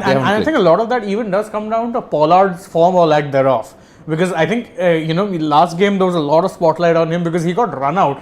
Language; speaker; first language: English; non-native, local second language; Hindi